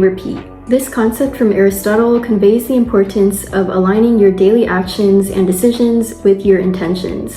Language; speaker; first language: English; native; English